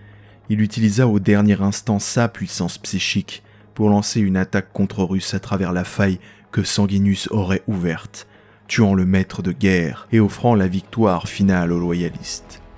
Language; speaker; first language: French; native; French